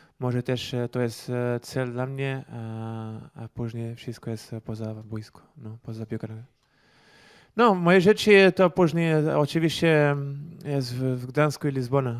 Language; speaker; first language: Polish; non-native, learner; Portuguese